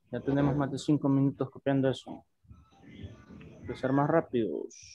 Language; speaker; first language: Spanish; native; Spanish